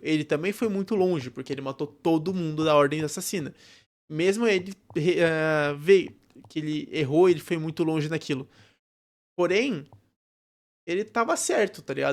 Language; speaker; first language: Portuguese; native; Portuguese